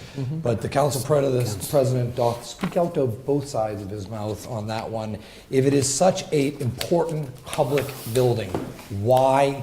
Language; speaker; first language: English; native; English